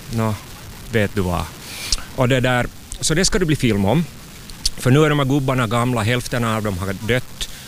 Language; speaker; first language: Swedish; native; Swedish